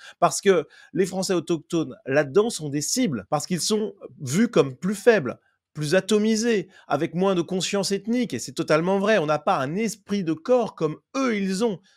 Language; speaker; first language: French; native; French